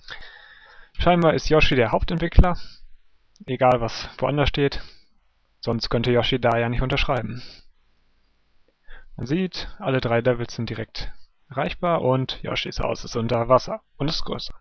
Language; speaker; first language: German; native; German